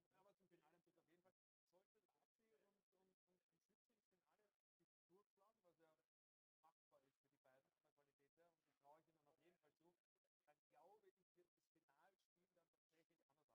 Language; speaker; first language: German; native; German